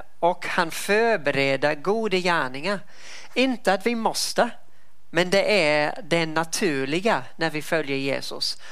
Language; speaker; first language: Swedish; non-native, fluent; English